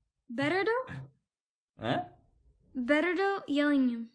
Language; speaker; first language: Amharic; non-native, learner; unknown